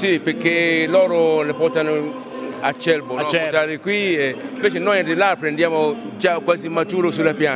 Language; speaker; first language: Italian; non-native, fluent; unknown